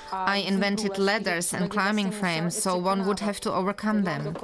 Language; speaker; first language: English; non-native, fluent; Czech